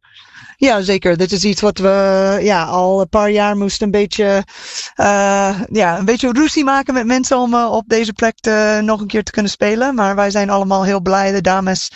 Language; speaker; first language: Dutch; non-native, fluent; English